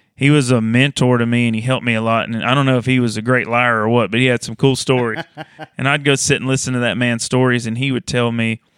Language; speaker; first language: English; native; English